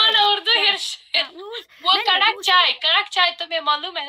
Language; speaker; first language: Hindi; non-native, fluent; Pashto